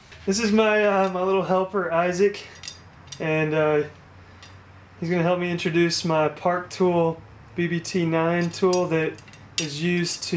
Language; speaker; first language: English; native; English